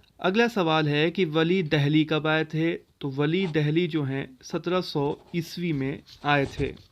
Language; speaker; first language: Urdu; native; Urdu